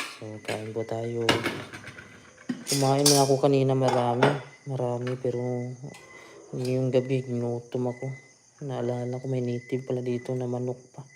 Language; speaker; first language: Filipino; non-native, local second language; Cebuano